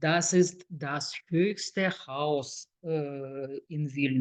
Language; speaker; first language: German; non-native, fluent; Lithuanian